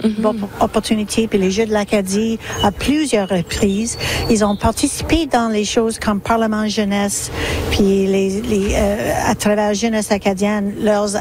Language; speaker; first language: French; native; French